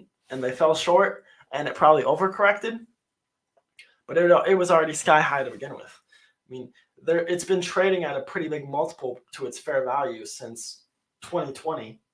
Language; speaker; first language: English; native; English